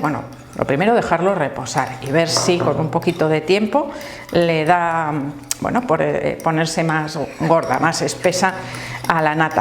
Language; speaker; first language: Spanish; native; Spanish